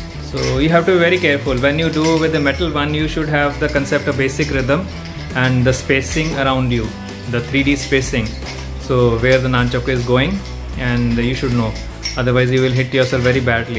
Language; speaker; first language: English; non-native, local second language; Hindi